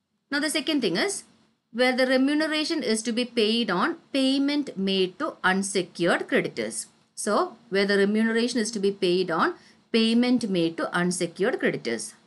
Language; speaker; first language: English; non-native, local second language; Malayalam